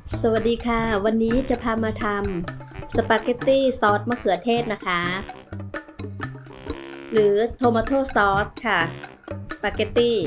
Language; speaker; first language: Thai; native; Thai